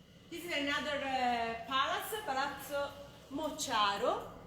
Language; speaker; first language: English; non-native, fluent; Italian